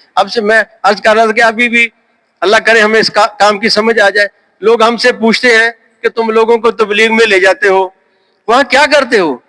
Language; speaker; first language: Urdu; native; Urdu